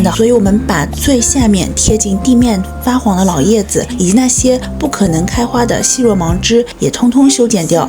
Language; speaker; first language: Chinese; native; Chinese